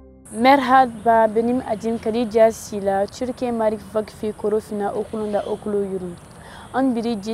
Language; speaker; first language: Turkish; non-native, learner; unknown